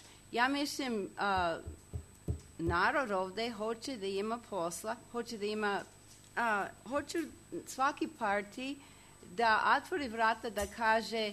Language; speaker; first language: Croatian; non-native, learner; English